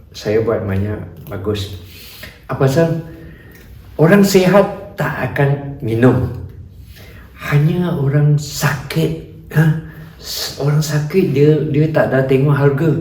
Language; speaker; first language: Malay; non-native, local second language; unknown